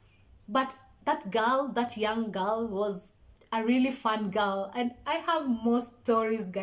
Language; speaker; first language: English; non-native, local second language; Swahili